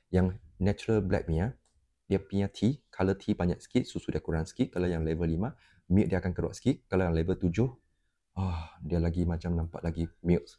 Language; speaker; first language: Malay; non-native, local second language; Chinese